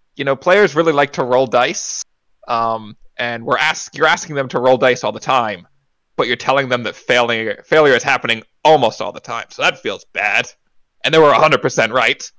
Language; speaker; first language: English; native; English